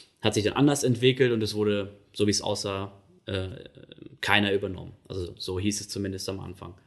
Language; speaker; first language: German; native; German